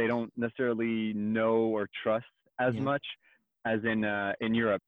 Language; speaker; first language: English; non-native, fluent; French